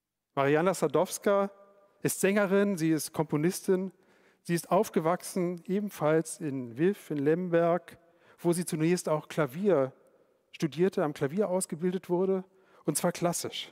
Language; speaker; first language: German; native; German